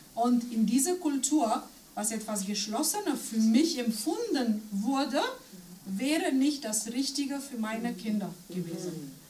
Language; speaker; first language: German; non-native, fluent; Macedonian